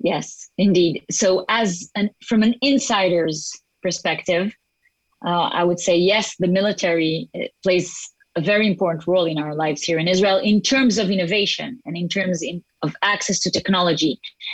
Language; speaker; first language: English; non-native, fluent; Hebrew